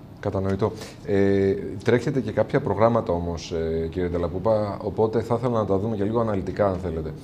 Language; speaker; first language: Greek; native; Greek